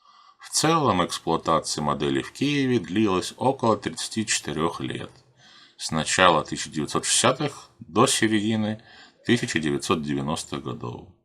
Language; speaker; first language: Russian; native; Russian